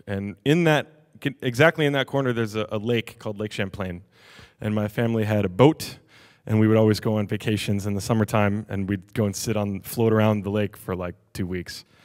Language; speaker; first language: English; native; English